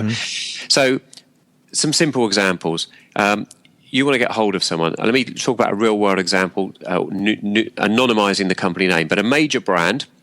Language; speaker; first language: English; native; English